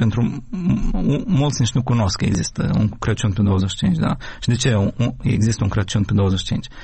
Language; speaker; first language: Romanian; native; Romanian